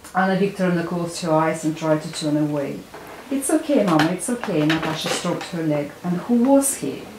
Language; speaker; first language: English; non-native, fluent; Russian